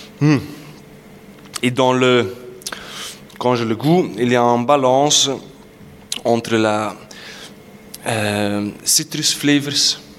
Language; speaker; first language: French; non-native, local second language; Dutch